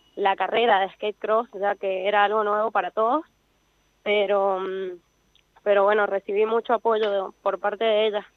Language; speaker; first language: Spanish; native; Spanish